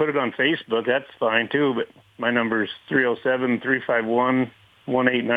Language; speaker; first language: English; native; English